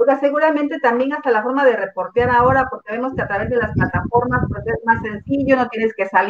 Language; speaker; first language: Spanish; native; Spanish